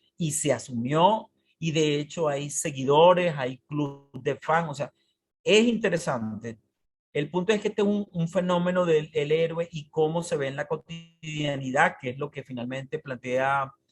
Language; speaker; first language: Spanish; native; Spanish